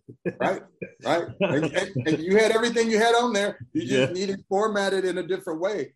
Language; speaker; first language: English; native; English